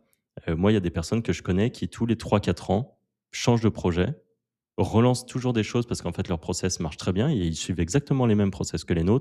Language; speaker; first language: French; native; French